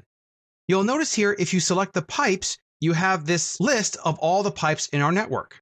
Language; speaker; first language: English; native; English